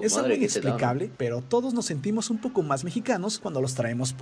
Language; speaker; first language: Spanish; native; Spanish